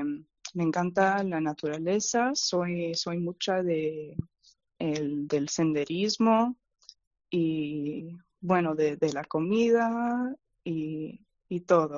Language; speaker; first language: Spanish; non-native, fluent; English